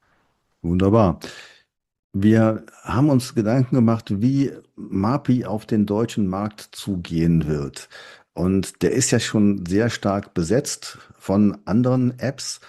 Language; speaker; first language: German; native; German